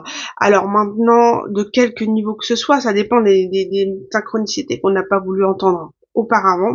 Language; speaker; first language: French; native; French